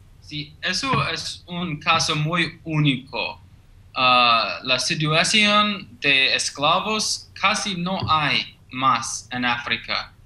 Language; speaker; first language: Spanish; non-native, learner; English